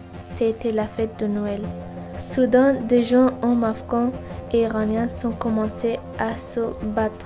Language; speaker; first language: French; non-native, learner; Persian